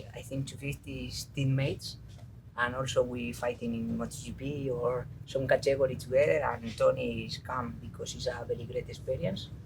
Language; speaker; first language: English; non-native, learner; Spanish